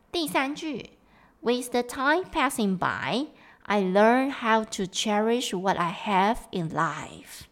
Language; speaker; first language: English; non-native, fluent; Chinese